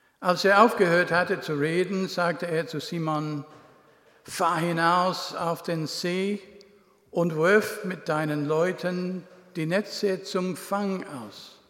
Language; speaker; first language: German; non-native, fluent; English